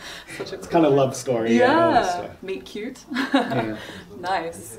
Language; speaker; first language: English; native; English